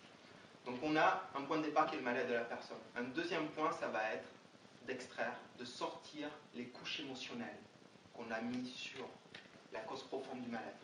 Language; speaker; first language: French; native; French